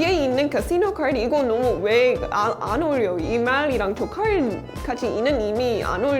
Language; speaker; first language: Korean; non-native, learner; English